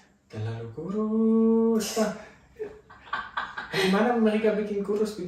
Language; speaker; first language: Indonesian; non-native, fluent; German